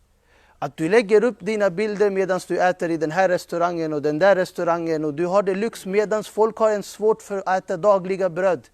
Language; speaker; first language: Swedish; non-native, fluent; Urdu